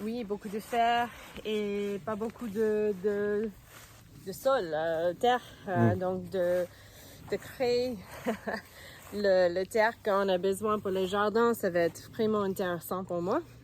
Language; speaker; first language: French; non-native, learner; English